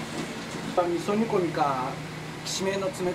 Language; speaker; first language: Japanese; native; Japanese